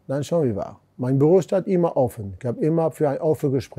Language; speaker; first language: German; non-native, fluent; French